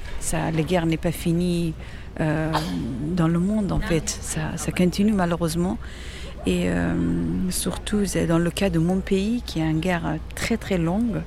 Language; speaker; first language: French; non-native, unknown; Persian